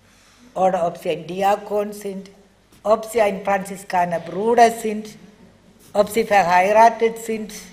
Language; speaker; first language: German; non-native, fluent; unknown